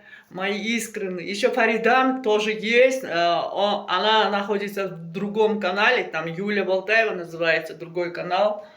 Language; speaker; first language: Russian; non-native, local second language; Uzbek